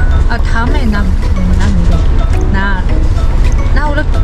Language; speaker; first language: Korean; non-native, learner; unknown